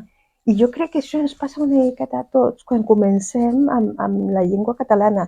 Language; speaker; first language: Catalan; non-native, fluent; Spanish